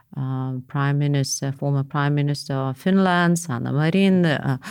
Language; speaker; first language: English; non-native, fluent; Lithuanian